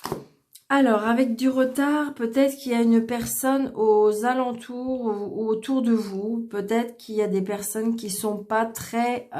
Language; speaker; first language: French; native; French